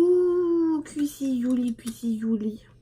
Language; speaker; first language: French; native; French